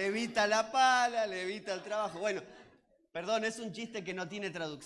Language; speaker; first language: Spanish; native; Spanish